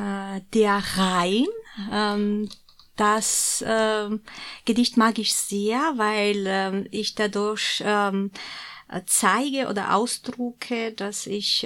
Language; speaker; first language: German; non-native, fluent; Georgian